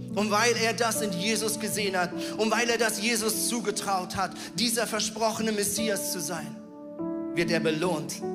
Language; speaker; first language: German; native; German